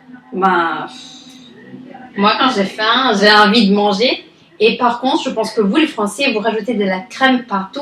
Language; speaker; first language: French; non-native, learner; Italian